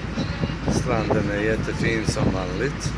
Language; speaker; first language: Swedish; non-native, fluent; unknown